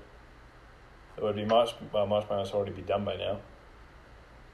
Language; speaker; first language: English; native; English